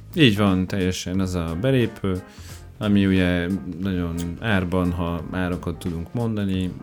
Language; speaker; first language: Hungarian; non-native, fluent; French